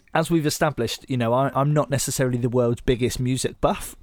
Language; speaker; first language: English; native; English